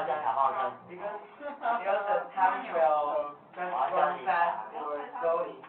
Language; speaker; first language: English; non-native, learner; Chinese